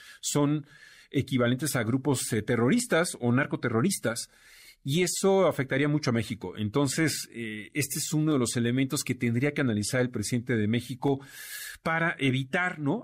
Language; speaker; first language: Spanish; native; Spanish